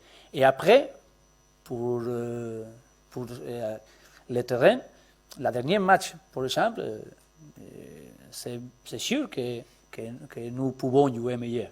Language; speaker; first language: French; non-native, learner; Spanish